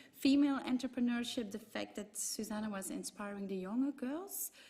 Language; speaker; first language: English; non-native, fluent; Dutch